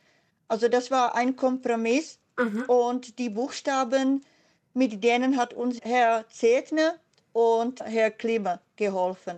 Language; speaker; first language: German; non-native, fluent; Czech